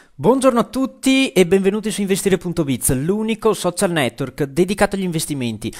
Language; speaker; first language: Italian; native; Italian